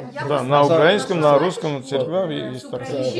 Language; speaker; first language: Russian; non-native, fluent; Armenian